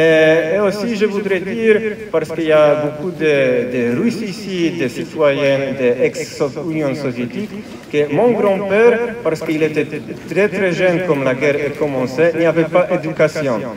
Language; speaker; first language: French; non-native, fluent; Polish